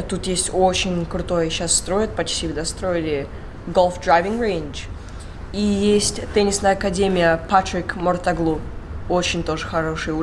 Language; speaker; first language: Russian; early bilingual, heritage; Russian